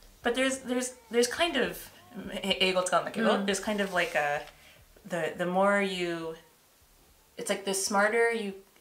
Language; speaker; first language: English; native; English